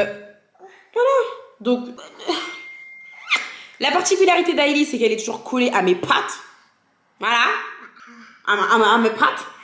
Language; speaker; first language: French; native; French